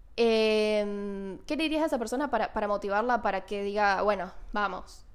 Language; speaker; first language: Spanish; native; Spanish